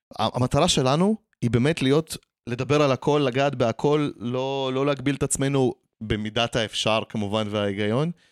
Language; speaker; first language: Hebrew; early bilingual, other home language; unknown